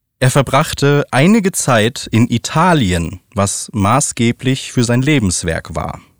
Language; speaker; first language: German; native; German